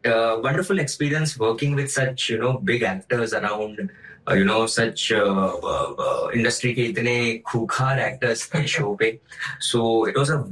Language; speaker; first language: Hindi; non-native, local second language; Gujarati